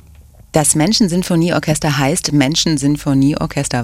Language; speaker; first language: German; native; German